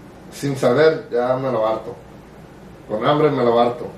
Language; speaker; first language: Spanish; early bilingual, other home language; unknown